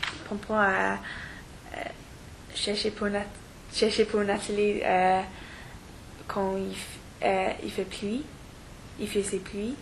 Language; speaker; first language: French; non-native, learner; English